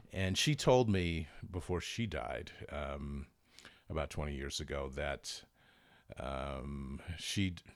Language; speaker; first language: English; native; English